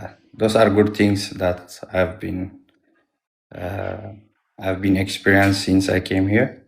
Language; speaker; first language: English; non-native, learner; Amharic